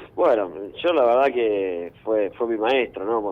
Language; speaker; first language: Spanish; native; Spanish